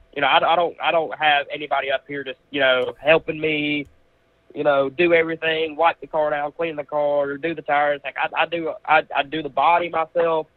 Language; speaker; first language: English; native; English